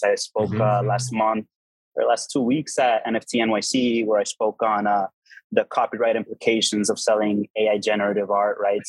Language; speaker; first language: English; native; English